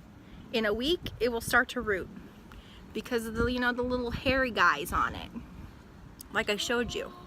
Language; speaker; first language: English; native; English